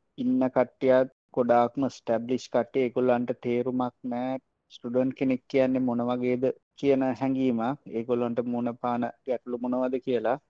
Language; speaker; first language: Sinhala; native; Sinhala